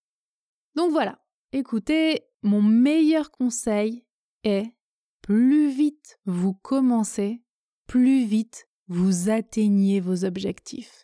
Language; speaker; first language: French; native; French